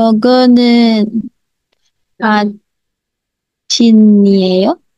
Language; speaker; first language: Korean; non-native, learner; Filipino